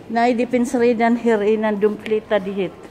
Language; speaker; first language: Swedish; non-native, learner; Filipino